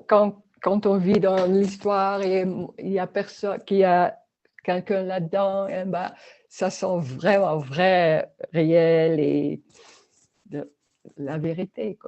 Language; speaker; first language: French; non-native, learner; Dutch